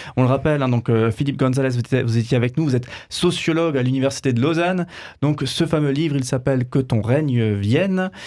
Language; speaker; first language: French; native; French